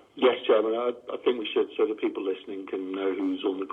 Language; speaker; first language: English; native; English